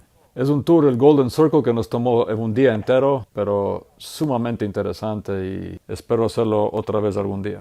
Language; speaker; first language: Spanish; non-native, fluent; English